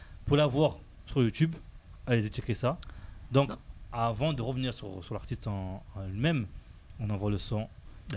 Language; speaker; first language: French; native; French